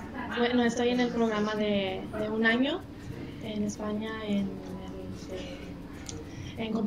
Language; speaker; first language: Spanish; non-native, fluent; English